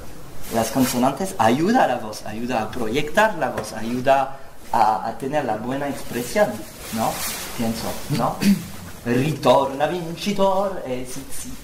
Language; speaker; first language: Spanish; non-native, learner; French